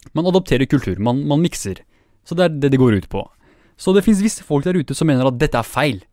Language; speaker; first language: Norwegian; early bilingual, other home language; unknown